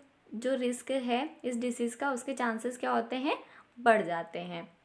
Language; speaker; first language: Hindi; native; Hindi